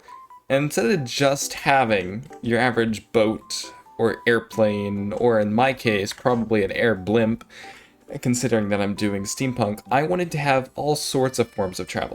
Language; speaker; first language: English; native; English